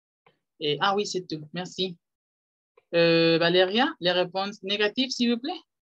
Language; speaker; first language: French; non-native, fluent; Spanish